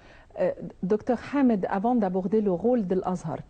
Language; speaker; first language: French; non-native, fluent; Arabic